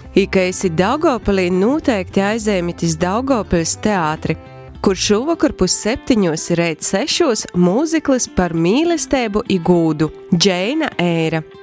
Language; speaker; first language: Latvian; native; Latvian